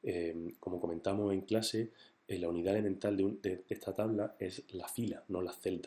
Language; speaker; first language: Spanish; native; Spanish